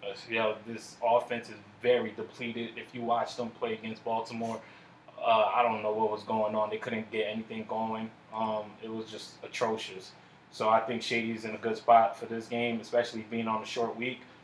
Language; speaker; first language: English; native; English